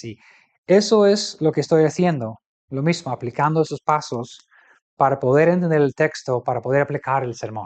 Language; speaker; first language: Spanish; non-native, fluent; English